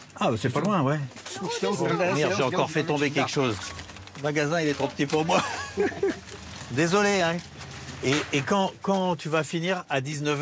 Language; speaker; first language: French; native; French